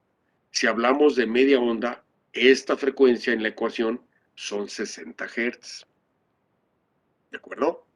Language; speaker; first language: Spanish; native; Spanish